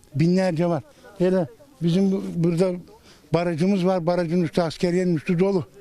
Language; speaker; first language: Turkish; native; Turkish